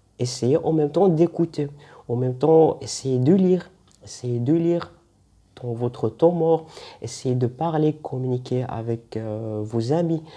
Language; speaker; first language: French; non-native, local second language; Arabic